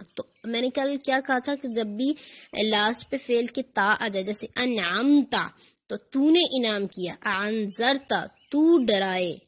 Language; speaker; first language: Urdu; native; Urdu